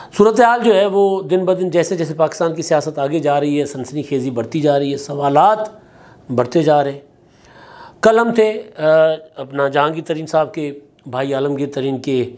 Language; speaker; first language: Urdu; non-native, local second language; Sindhi